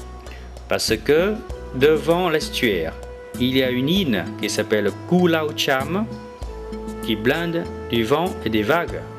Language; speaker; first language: French; non-native, fluent; Vietnamese